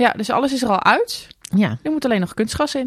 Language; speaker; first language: Dutch; native; Dutch